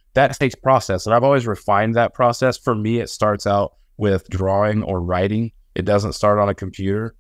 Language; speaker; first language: English; native; English